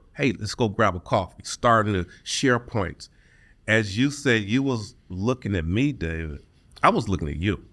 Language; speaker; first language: English; native; English